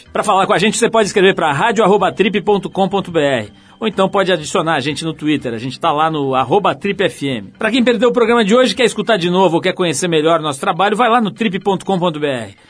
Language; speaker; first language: Portuguese; native; Portuguese